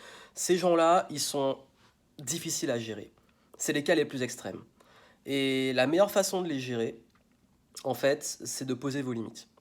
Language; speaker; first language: French; native; French